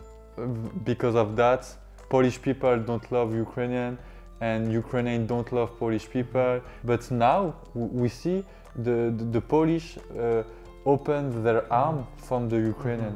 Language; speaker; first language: English; non-native, learner; French